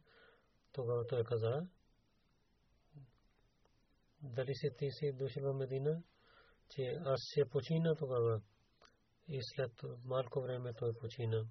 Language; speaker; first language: Bulgarian; non-native, learner; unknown